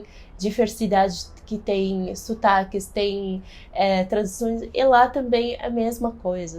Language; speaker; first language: Portuguese; non-native, fluent; Arabic